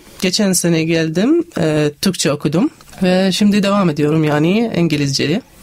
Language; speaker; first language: Turkish; non-native, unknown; Arabic